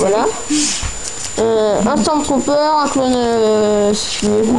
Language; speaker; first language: French; native; French